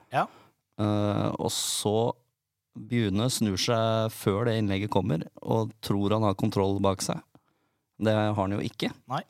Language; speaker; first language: Norwegian; native; Norwegian